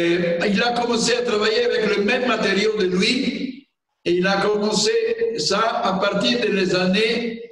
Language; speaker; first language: French; non-native, fluent; Italian